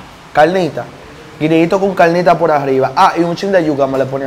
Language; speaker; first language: Spanish; native; Spanish